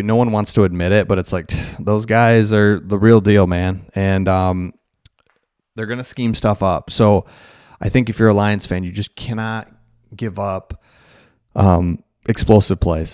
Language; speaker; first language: English; native; English